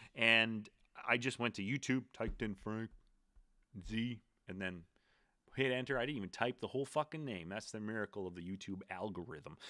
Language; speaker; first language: English; native; English